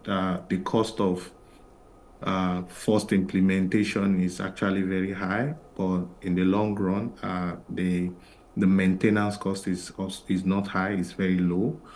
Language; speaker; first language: English; non-native, local second language; Yoruba